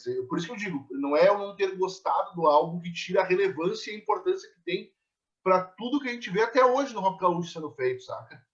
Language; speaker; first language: Portuguese; native; Portuguese